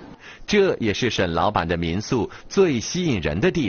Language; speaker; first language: Chinese; native; Chinese